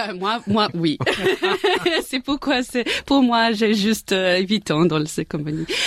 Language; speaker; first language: French; non-native, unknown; English